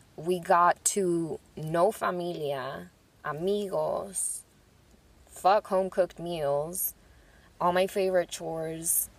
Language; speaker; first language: English; early bilingual, other home language; Spanish